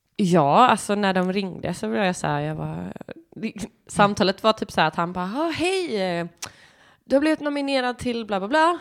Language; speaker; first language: Swedish; early bilingual, other home language; English